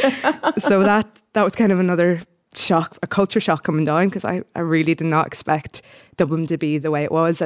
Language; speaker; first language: English; native; English